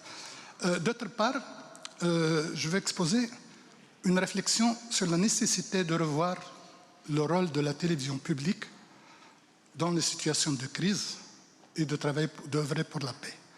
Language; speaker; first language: French; non-native, local second language; Arabic